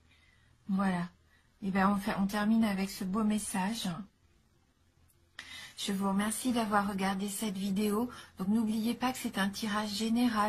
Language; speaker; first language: French; native; French